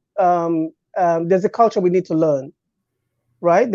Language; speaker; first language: English; native; English